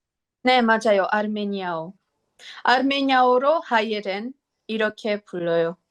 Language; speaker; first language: Korean; non-native, learner; Armenian